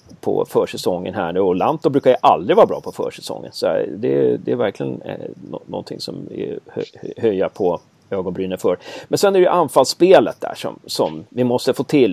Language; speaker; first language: Swedish; native; Swedish